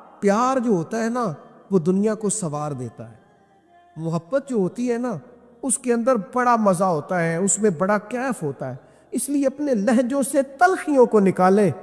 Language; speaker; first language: Urdu; non-native, local second language; Punjabi